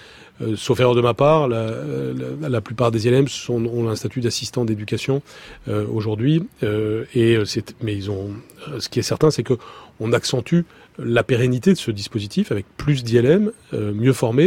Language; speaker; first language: French; native; French